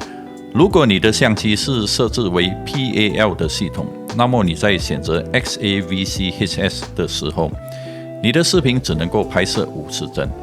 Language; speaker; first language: Chinese; native; Chinese